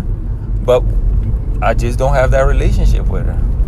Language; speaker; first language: English; early bilingual, other home language; Spanish